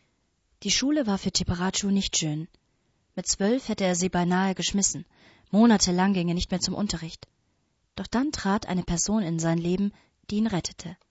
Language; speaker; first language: German; native; German